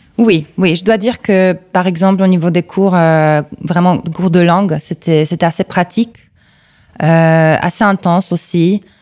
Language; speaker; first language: French; non-native, fluent; Polish